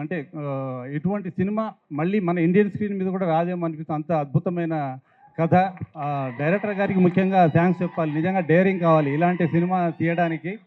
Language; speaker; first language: Telugu; native; Telugu